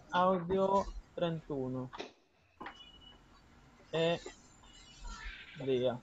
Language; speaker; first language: Italian; non-native, fluent; Spanish